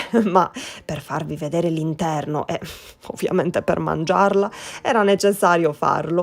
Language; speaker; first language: Italian; native; Italian